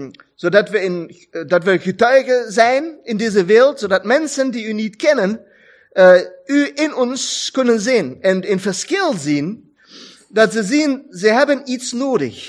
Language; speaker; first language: German; non-native, learner; Dutch